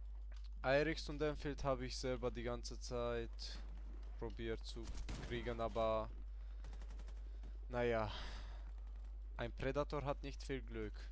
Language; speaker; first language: German; early bilingual, other home language; Hungarian